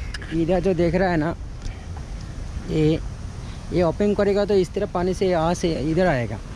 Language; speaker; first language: Hindi; non-native, local second language; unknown